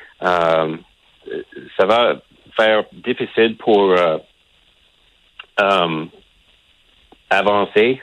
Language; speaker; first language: French; non-native, local second language; English